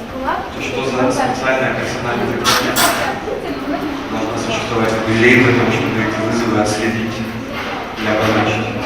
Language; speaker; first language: Russian; native; Russian